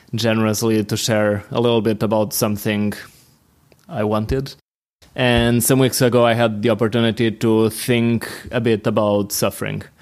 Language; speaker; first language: English; non-native, fluent; Portuguese